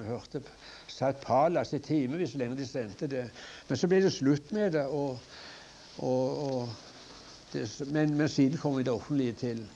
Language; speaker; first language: Norwegian; native; Norwegian